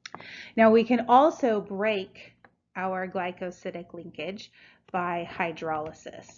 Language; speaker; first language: English; native; English